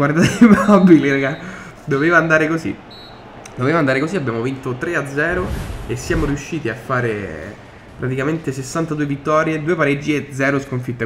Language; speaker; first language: Italian; native; Italian